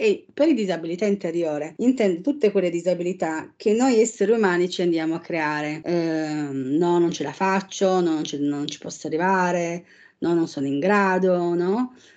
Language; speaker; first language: Italian; native; Italian